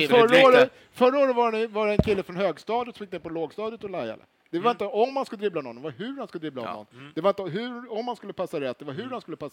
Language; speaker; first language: Swedish; native; Swedish